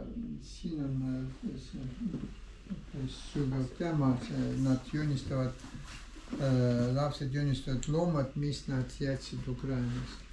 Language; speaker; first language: Estonian; non-native, learner; Ukrainian